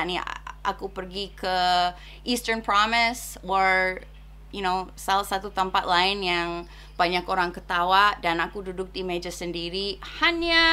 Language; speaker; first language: Indonesian; non-native, fluent; English